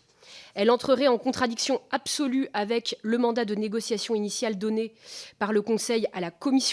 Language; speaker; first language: French; native; French